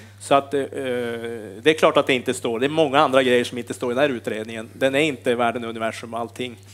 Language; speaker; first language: Swedish; native; Swedish